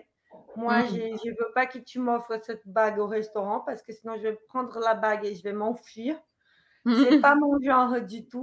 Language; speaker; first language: French; non-native, fluent; Portuguese